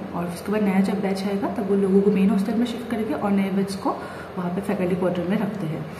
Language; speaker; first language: Hindi; non-native, local second language; Assamese